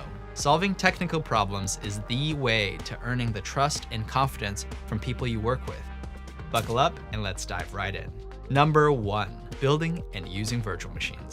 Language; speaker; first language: English; native; English